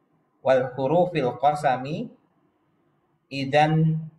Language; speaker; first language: Arabic; non-native, learner; Indonesian